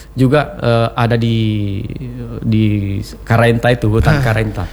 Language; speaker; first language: Indonesian; native; Indonesian